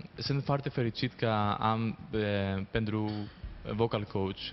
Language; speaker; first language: Romanian; early bilingual, other home language; Greek